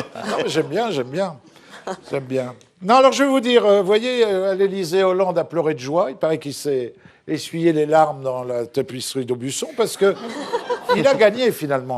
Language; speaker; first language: French; native; French